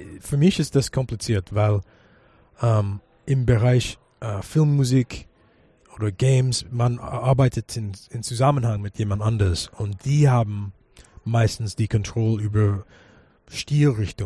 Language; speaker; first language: German; non-native, fluent; English